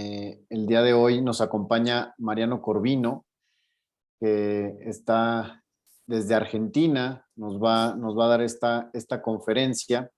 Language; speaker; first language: Spanish; native; Spanish